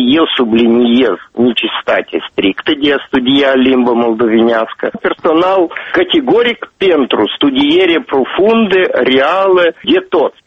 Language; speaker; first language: Romanian; non-native, local second language; Russian